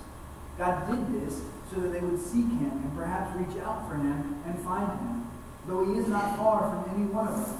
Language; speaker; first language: English; native; English